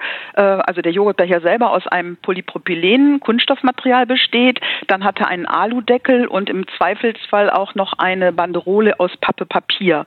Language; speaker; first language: German; native; German